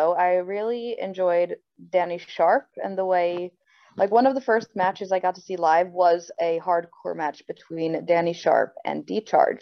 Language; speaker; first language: English; native; English